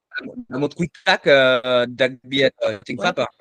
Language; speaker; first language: Vietnamese; non-native, learner; French